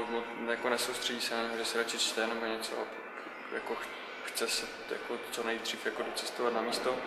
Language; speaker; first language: Czech; native; Czech